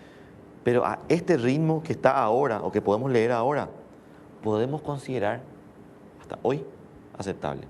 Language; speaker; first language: Spanish; native; Spanish